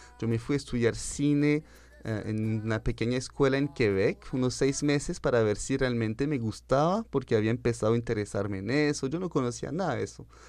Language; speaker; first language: Spanish; early bilingual, heritage; French